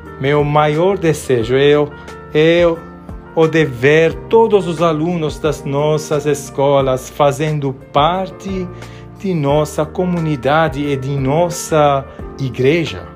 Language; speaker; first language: Portuguese; non-native, fluent; Armenian